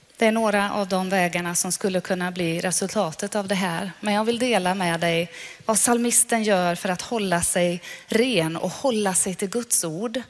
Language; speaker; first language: Swedish; non-native, fluent; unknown